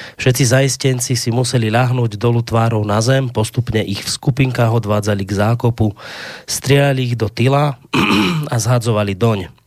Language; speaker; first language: Slovak; native; Slovak